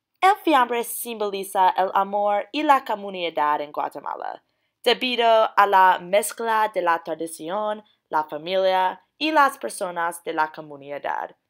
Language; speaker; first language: Spanish; non-native, learner; English